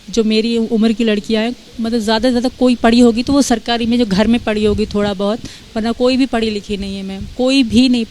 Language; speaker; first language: Urdu; non-native, local second language; Sindhi